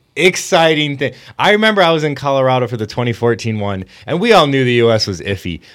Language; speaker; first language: English; early bilingual, other home language; Spanish